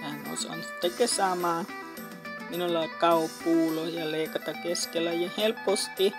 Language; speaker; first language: Finnish; non-native, learner; Northeastern Thai